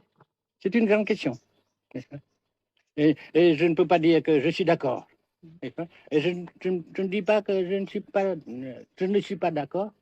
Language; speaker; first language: French; non-native, fluent; Vietnamese